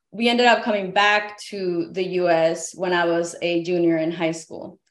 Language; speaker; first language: English; early bilingual, other home language; Spanish